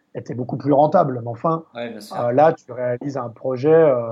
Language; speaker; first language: French; native; French